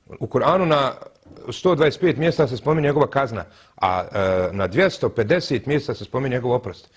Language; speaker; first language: Bosnian; native; Bosnian